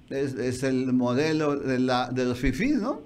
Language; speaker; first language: Spanish; native; Spanish